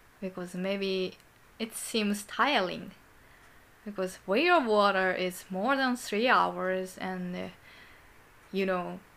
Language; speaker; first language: English; non-native, learner; Japanese